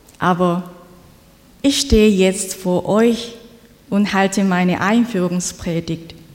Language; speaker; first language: German; non-native, fluent; Korean